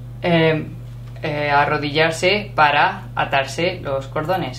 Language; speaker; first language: Spanish; non-native, fluent; English